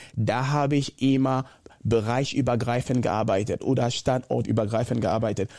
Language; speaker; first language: German; non-native, fluent; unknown